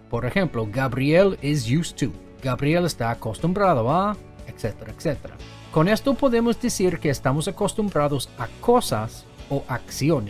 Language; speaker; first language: Spanish; non-native, fluent; English